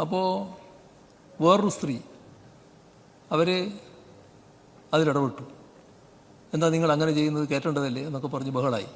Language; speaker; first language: Malayalam; native; Malayalam